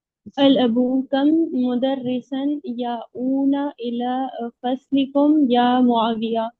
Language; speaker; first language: Arabic; non-native, learner; Urdu